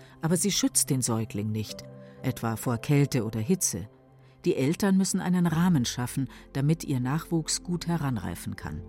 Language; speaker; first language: German; native; German